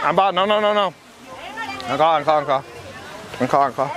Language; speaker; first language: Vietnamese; non-native, learner; English